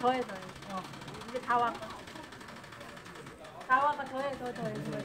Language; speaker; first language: Korean; native; Korean